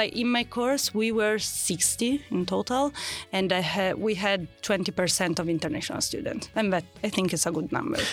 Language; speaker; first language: English; non-native, fluent; Italian